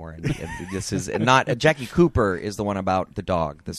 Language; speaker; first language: English; native; English